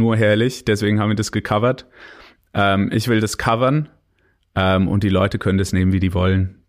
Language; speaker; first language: German; non-native, fluent; English